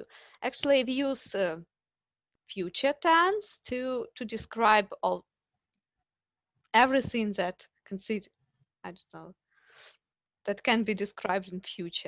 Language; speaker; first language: English; non-native, fluent; Ukrainian